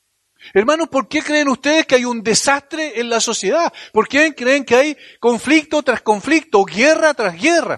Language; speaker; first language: Spanish; native; Spanish